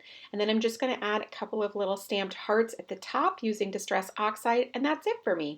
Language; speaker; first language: English; native; English